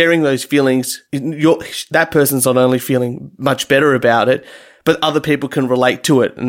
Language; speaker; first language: English; native; English